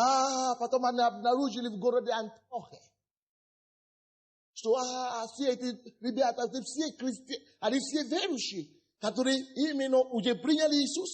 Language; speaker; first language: Russian; non-native, fluent; Yoruba